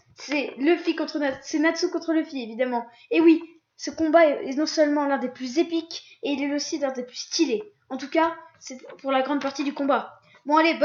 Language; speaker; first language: French; native; French